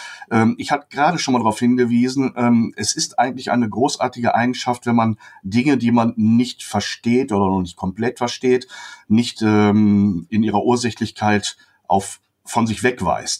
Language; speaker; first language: German; native; German